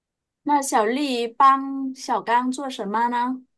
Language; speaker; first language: Chinese; non-native, fluent; Vietnamese